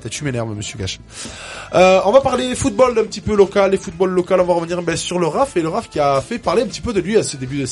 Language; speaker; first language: French; native; French